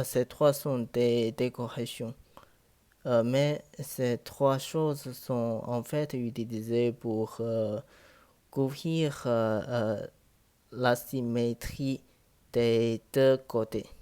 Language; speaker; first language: French; non-native, learner; Chinese